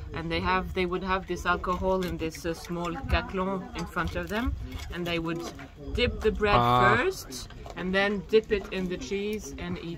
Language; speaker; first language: English; non-native, fluent; French